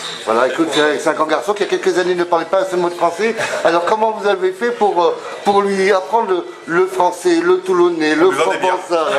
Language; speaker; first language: French; native; French